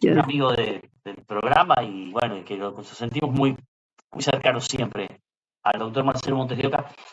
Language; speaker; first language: Spanish; native; Spanish